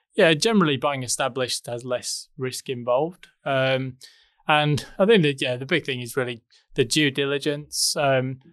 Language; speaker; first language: English; native; English